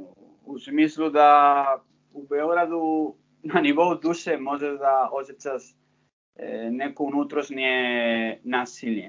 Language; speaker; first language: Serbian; non-native, fluent; Spanish